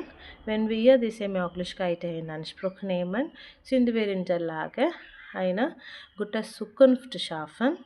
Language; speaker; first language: German; non-native, fluent; Malayalam